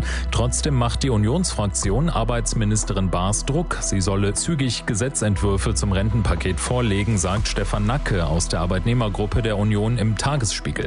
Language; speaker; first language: German; native; German